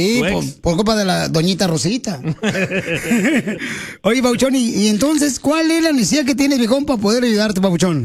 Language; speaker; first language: Spanish; native; Spanish